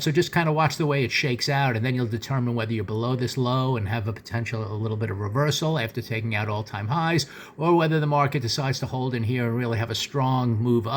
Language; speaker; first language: English; native; English